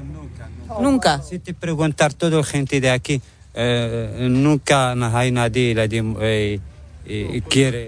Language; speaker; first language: Spanish; non-native, learner; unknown